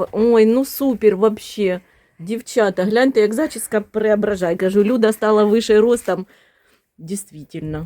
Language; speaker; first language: Ukrainian; non-native, local second language; Russian